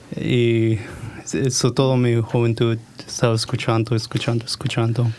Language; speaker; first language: Spanish; early bilingual, heritage; Spanish